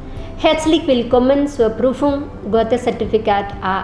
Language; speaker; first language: German; non-native, fluent; Malayalam